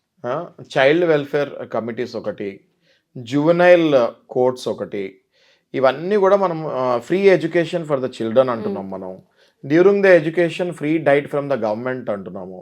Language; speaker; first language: Telugu; native; Telugu